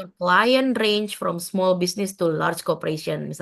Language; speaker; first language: English; non-native, fluent; Indonesian